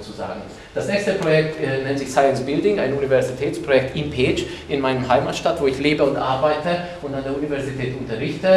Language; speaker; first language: German; non-native, fluent; Hungarian